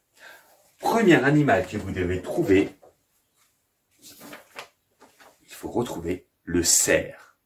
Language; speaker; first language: French; native; French